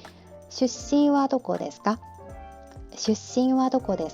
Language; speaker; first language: Japanese; non-native, learner; Korean